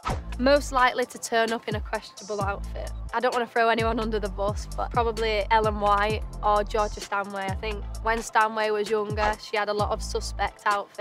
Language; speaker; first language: English; native; English